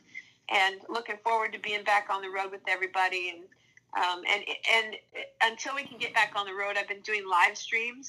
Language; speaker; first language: English; native; English